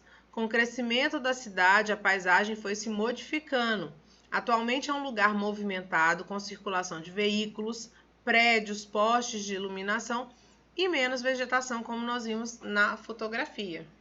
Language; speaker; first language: Portuguese; native; Portuguese